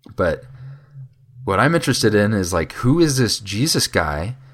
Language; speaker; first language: English; native; English